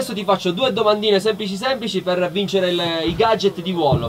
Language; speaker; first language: Italian; native; Italian